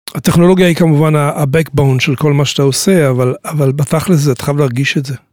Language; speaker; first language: Hebrew; native; Hebrew